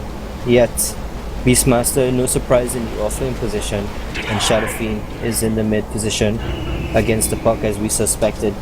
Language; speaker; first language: English; native; English